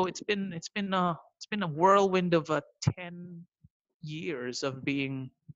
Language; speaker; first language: English; non-native, local second language; Filipino